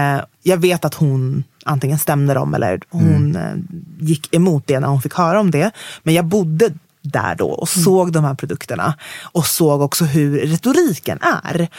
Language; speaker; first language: Swedish; native; Swedish